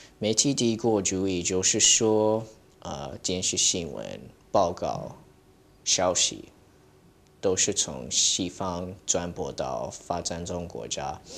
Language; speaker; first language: Chinese; early bilingual, heritage; Chinese